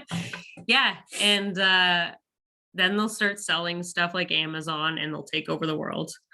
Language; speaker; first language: English; native; English